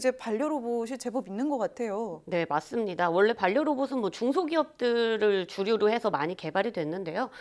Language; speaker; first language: Korean; native; Korean